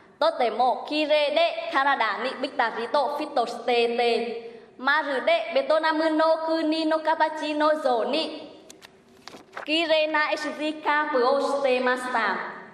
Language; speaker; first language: Japanese; non-native, fluent; Vietnamese